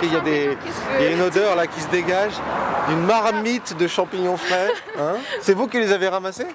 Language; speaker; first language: French; native; French